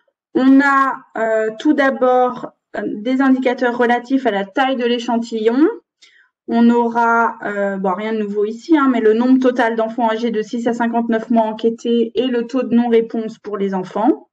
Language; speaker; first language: French; native; French